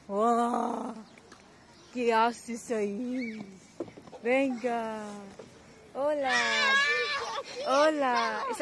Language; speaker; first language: Spanish; non-native, learner; Filipino